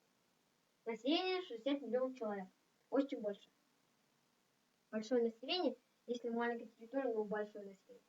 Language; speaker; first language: Russian; non-native, local second language; Kazakh